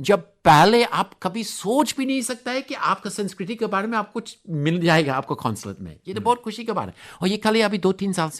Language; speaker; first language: Hindi; non-native, fluent; English